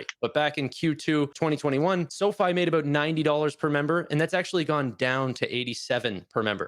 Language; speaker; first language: English; native; English